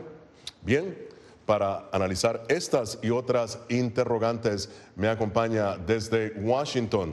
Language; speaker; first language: Spanish; native; Spanish